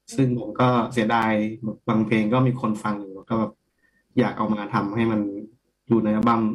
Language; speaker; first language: Thai; native; Thai